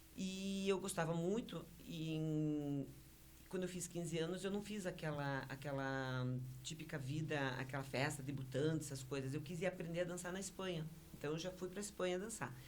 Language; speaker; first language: Portuguese; early bilingual, other home language; Spanish